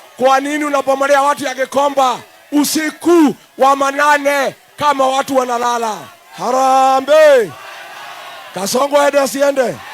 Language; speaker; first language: Swahili; non-native, local second language; Kikuyu